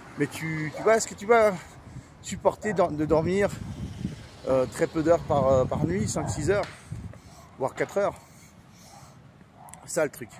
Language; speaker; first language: French; native; French